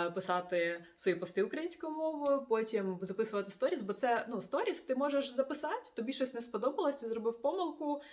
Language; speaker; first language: Ukrainian; non-native, local second language; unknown